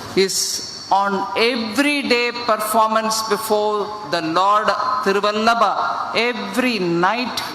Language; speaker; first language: English; non-native, local second language; Tamil